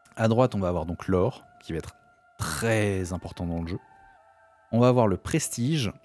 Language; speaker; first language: French; native; French